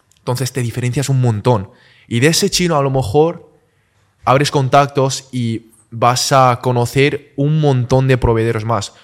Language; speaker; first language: Spanish; early bilingual, other home language; Chinese